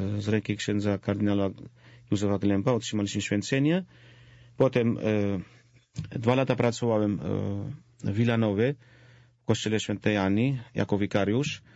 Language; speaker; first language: Polish; non-native, fluent; Georgian